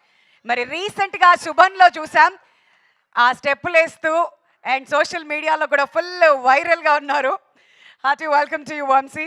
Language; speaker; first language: Telugu; native; Telugu